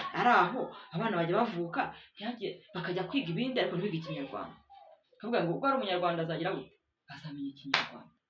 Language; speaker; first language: Kinyarwanda; native; Kinyarwanda